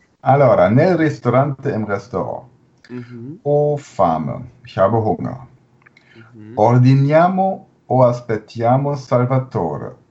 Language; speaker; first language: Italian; non-native, learner; German